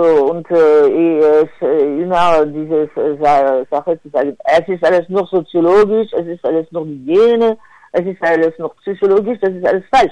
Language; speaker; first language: German; non-native, fluent; French